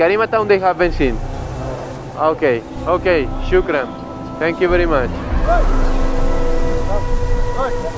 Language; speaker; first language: English; non-native, learner; Spanish